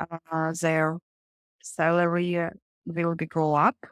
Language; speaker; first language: English; non-native, learner; Russian